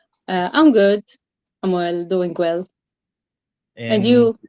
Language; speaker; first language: English; non-native, learner; Arabic